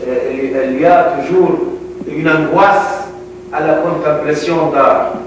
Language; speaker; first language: French; non-native, local second language; Arabic